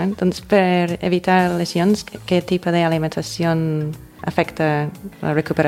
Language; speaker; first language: Catalan; non-native, fluent; English